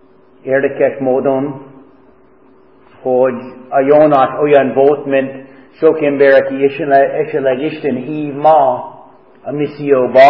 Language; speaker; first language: Hungarian; non-native, fluent; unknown